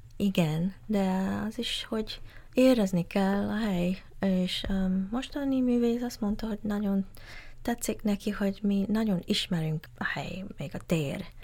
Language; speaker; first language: Hungarian; non-native, fluent; English